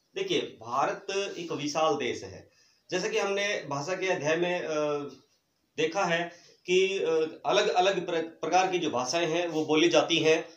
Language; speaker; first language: Hindi; native; Hindi